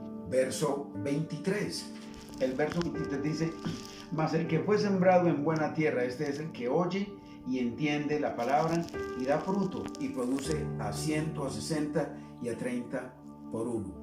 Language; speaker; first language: Spanish; native; Spanish